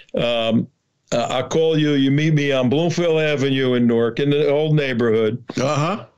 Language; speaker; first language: English; native; English